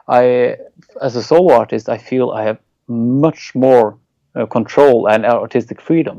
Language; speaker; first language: English; non-native, fluent; Norwegian